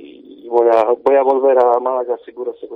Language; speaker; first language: Spanish; non-native, fluent; Polish